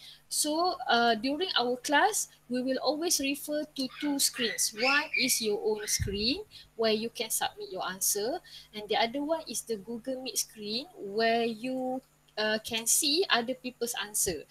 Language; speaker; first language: English; non-native, local second language; Malay